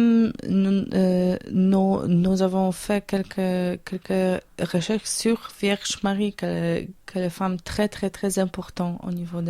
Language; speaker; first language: French; non-native, learner; Polish